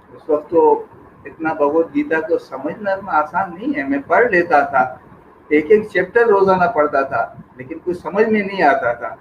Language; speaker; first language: Urdu; non-native, local second language; Sindhi